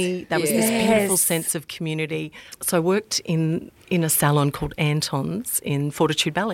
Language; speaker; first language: English; native; English